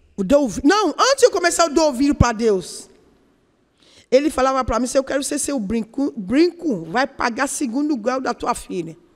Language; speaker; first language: Portuguese; non-native, learner; Yoruba